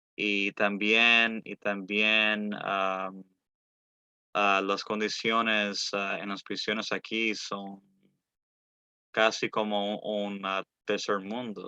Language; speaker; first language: Spanish; early bilingual, heritage; Spanish